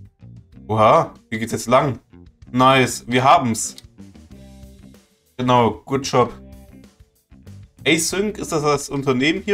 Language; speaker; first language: German; native; German